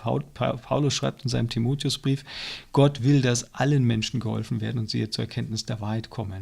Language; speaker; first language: German; native; German